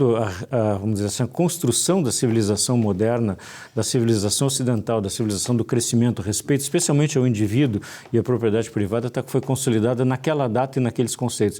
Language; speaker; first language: Portuguese; native; Portuguese